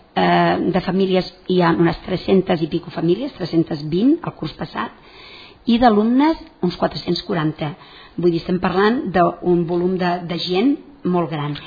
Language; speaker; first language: Catalan; non-native, local second language; Spanish